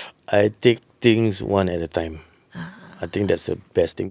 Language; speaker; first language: English; non-native, local second language; Malay